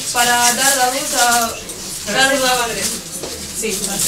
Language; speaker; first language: Spanish; non-native, fluent; Russian